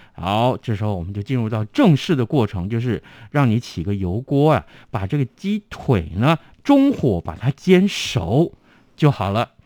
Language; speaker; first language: Chinese; non-native, local second language; Min Nan Chinese